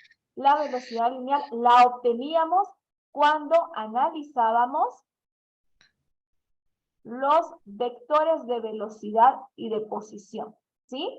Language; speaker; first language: Spanish; native; Spanish